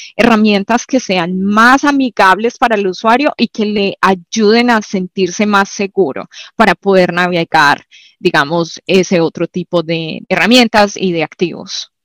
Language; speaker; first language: Spanish; native; Spanish